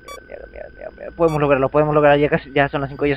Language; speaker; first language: Spanish; native; Spanish